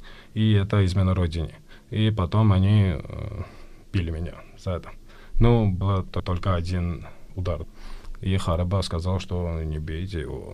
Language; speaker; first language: Russian; non-native, fluent; Georgian